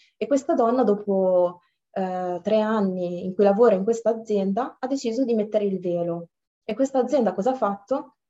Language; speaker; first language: Italian; early bilingual, other home language; Arabic